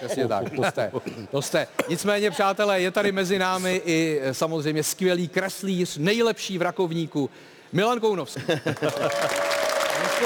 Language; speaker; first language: Czech; native; Czech